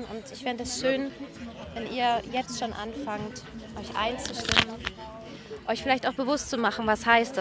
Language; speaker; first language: German; native; German